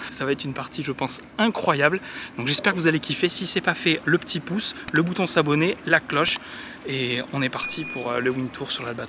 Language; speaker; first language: French; native; French